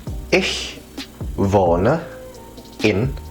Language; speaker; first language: German; non-native, fluent; Indonesian